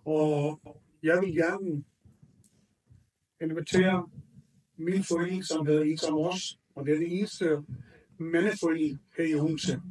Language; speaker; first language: Danish; non-native, fluent; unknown